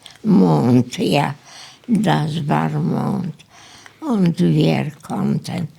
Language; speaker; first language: German; non-native, learner; Polish